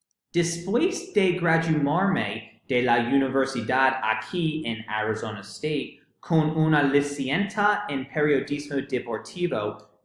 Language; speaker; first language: Spanish; non-native, learner; English